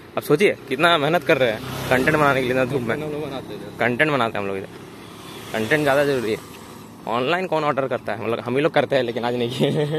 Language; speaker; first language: Hindi; native; Hindi